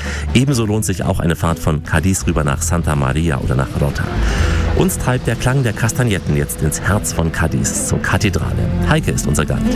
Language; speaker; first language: German; native; German